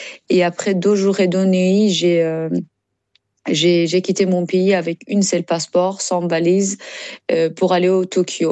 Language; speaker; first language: French; non-native, learner; Persian